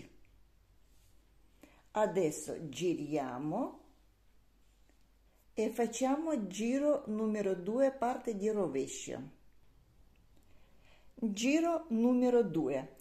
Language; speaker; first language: Italian; non-native, learner; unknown